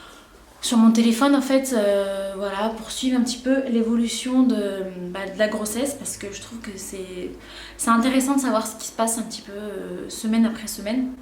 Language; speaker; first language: French; native; French